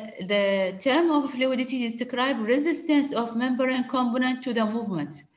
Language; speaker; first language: English; non-native, fluent; Arabic